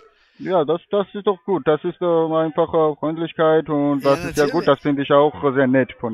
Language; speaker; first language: German; non-native, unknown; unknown